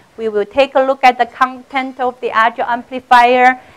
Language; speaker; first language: English; non-native, fluent; Chinese